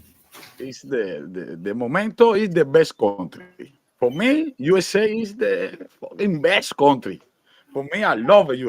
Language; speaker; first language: English; non-native, learner; Spanish